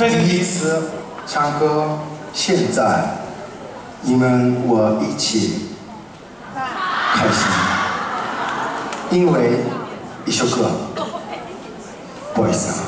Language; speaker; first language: Chinese; non-native, learner; Korean